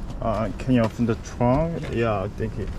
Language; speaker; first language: English; non-native, learner; Korean